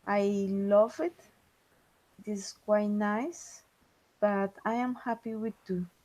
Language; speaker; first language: English; non-native, fluent; Spanish